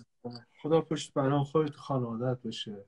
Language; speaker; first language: Persian; native; Persian